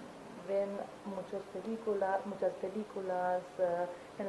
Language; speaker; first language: Spanish; non-native, fluent; German